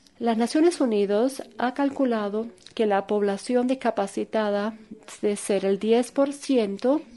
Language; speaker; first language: Spanish; non-native, fluent; Korean